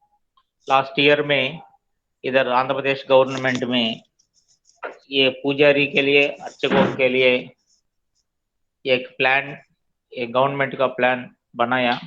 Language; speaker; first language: Hindi; non-native, local second language; Telugu